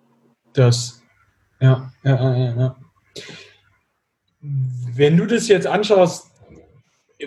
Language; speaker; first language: German; native; German